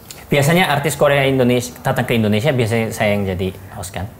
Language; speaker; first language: Indonesian; non-native, fluent; Korean